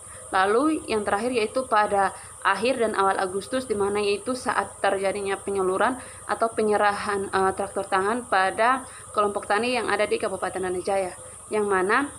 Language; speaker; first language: Indonesian; native; Indonesian